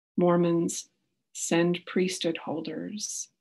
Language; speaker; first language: English; native; English